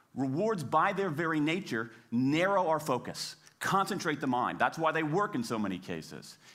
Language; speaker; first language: English; native; English